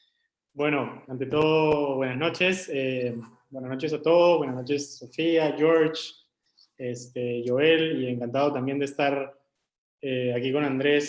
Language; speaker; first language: Spanish; native; Spanish